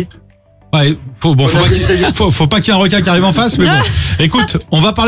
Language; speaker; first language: French; native; French